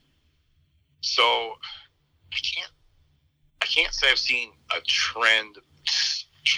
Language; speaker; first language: English; native; English